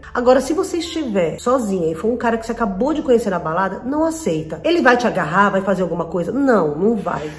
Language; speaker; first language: Portuguese; native; Portuguese